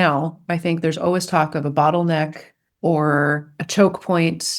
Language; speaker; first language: English; native; English